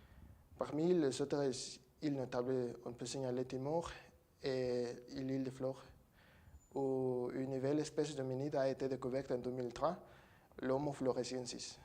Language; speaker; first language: French; non-native, learner; Spanish